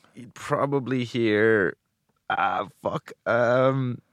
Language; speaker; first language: English; native; English